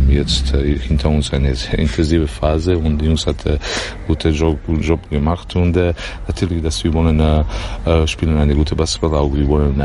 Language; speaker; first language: German; non-native, learner; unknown